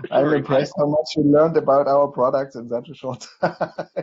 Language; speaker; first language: English; non-native, fluent; German